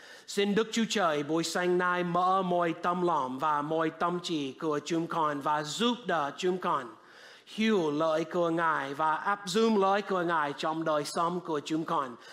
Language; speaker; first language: Vietnamese; non-native, fluent; English